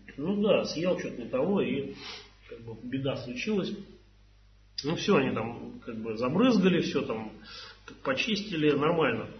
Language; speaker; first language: Russian; native; Russian